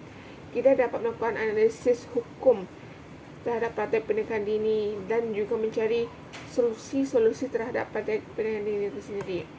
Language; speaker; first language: Indonesian; native; Indonesian